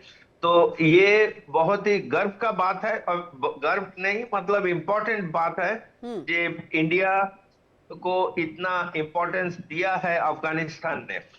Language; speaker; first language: Hindi; non-native, local second language; Bangla